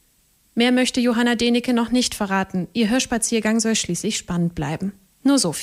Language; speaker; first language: German; native; German